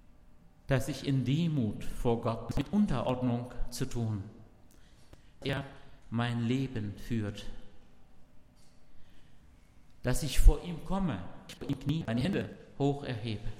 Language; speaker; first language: German; non-native, learner; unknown